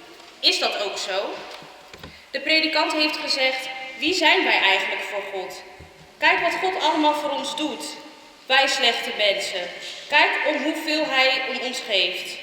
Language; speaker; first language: Dutch; early bilingual, other home language; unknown